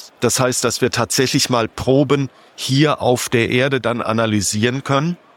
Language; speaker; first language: German; native; German